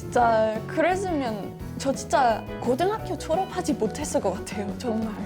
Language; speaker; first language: Korean; non-native, fluent; English